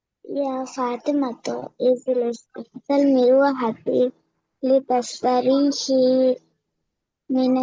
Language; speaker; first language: Arabic; non-native, learner; Bangla